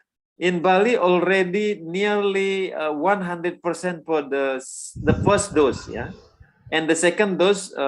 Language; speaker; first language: English; non-native, learner; Indonesian